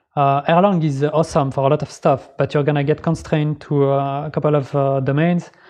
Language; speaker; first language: English; non-native, fluent; French